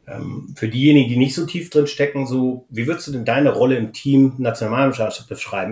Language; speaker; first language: German; native; German